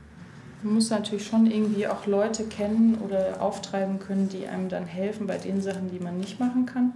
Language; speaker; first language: German; native; German